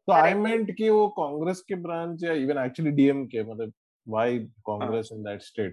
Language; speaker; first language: English; non-native, local second language; Gujarati